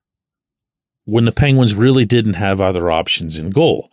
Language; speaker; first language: English; native; English